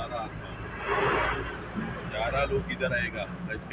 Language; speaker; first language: Hindi; non-native, learner; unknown